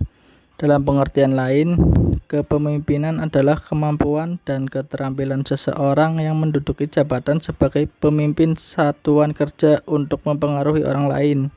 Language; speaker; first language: Indonesian; native; Indonesian